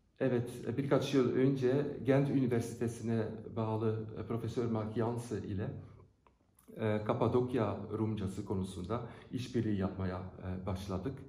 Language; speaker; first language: Turkish; non-native, fluent; Dutch